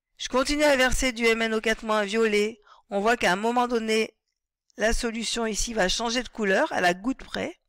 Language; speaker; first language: French; native; French